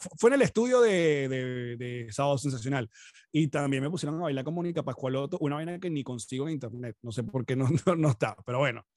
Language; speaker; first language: Spanish; native; Spanish